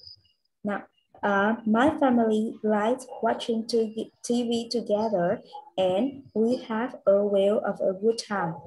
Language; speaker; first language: English; non-native, learner; Vietnamese